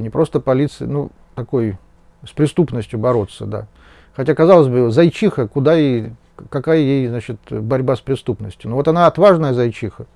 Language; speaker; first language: Russian; native; Russian